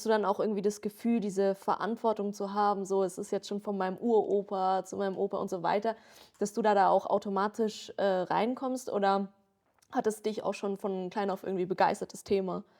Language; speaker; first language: German; native; German